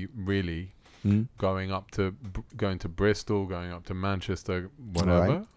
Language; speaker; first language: English; early bilingual, other home language; Italian